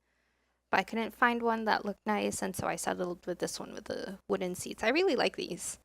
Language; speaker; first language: English; native; English